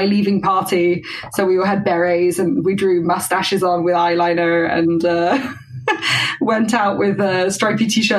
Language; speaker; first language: English; native; English